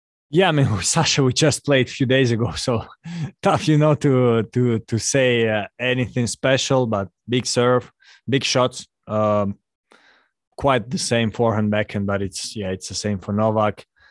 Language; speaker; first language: English; non-native, fluent; Russian